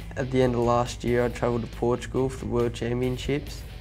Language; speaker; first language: English; native; English